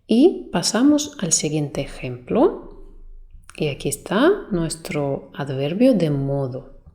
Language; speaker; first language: Spanish; non-native, fluent; Russian